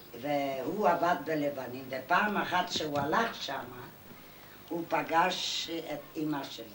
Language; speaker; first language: Hebrew; non-native, fluent; Yiddish